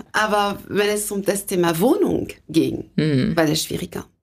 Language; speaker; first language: German; non-native, fluent; French